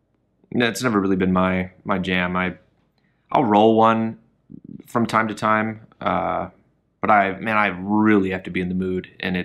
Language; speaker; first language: English; native; English